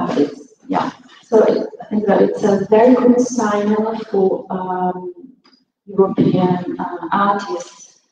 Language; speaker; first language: English; non-native, fluent; Italian